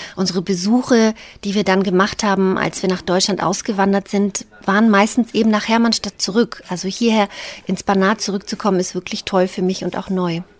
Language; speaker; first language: German; native; German